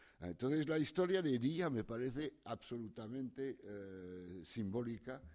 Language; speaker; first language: Spanish; non-native, fluent; French